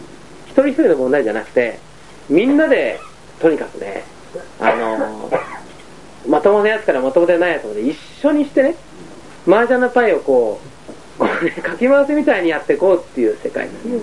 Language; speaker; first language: Japanese; native; Japanese